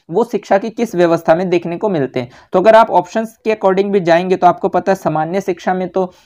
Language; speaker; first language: Hindi; native; Hindi